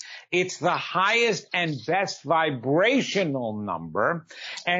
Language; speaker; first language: English; native; English